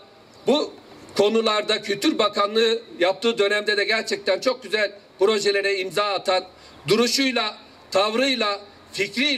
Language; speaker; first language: Turkish; native; Turkish